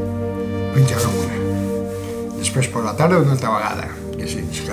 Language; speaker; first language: Catalan; non-native, local second language; Spanish